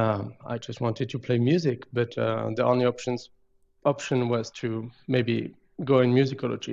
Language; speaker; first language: English; non-native, fluent; French